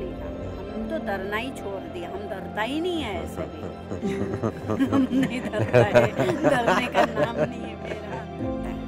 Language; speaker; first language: Hindi; non-native, local second language; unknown